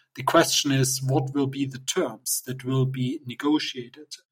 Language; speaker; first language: English; non-native, fluent; German